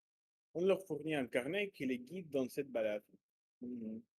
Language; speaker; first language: French; non-native, learner; Russian